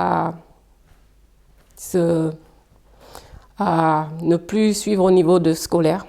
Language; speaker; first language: French; early bilingual, other home language; Fula